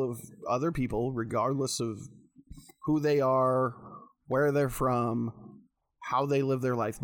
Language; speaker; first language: English; native; English